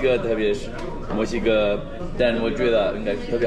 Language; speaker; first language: Chinese; non-native, fluent; English